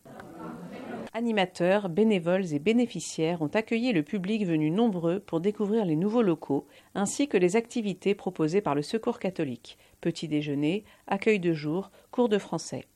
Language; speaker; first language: French; native; French